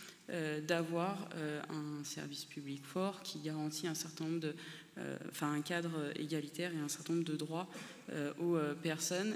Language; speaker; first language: French; native; French